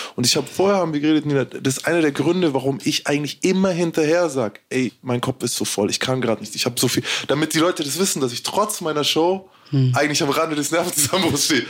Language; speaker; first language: German; native; German